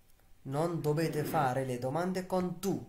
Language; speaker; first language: Italian; non-native, fluent; Bangla